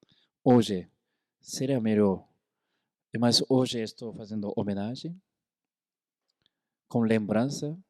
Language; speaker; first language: Portuguese; non-native, fluent; Korean